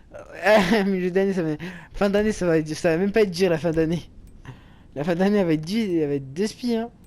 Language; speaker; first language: French; native; French